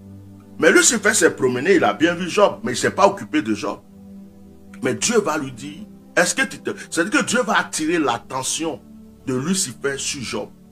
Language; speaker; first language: French; non-native, local second language; Baoulé